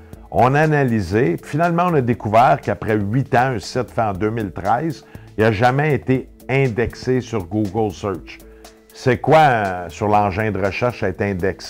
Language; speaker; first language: French; native; French